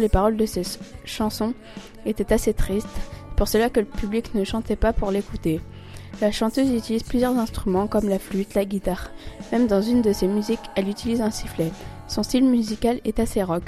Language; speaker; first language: French; native; French